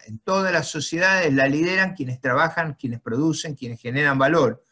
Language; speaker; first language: Spanish; native; Spanish